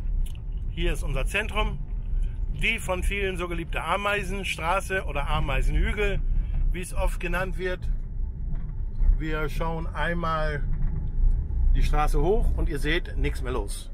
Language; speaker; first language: German; native; German